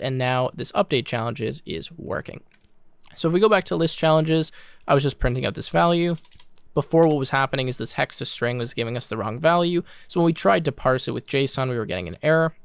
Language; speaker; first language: English; native; English